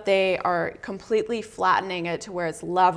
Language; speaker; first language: English; native; English